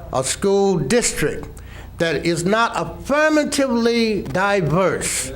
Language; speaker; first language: English; native; English